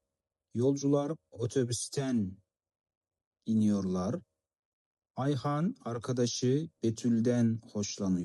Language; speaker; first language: Turkish; non-native, fluent; Kazakh